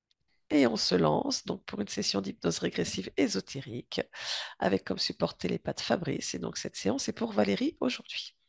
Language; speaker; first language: French; native; French